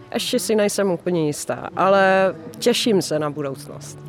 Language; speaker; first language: Czech; non-native, fluent; Dutch